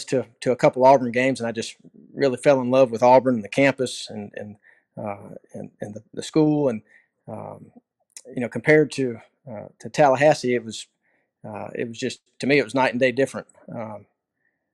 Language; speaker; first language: English; native; English